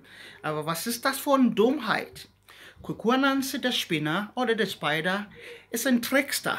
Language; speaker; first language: German; non-native, learner; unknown